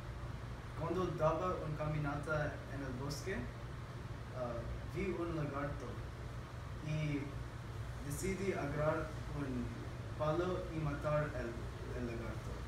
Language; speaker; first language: Spanish; non-native, learner; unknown